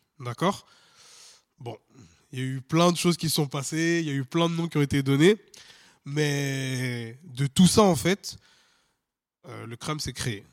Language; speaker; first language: French; native; French